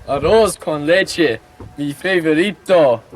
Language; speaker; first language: Spanish; non-native, learner; English